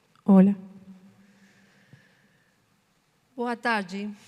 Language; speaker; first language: Portuguese; non-native, learner; Spanish